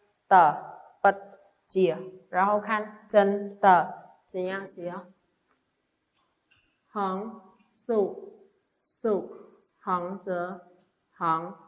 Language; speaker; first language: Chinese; non-native, fluent; Khmer